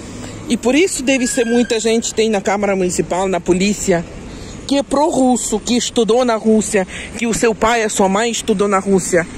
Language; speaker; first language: Portuguese; non-native, fluent; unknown